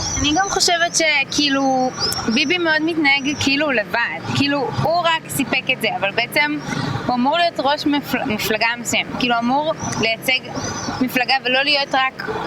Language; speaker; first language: Hebrew; native; Hebrew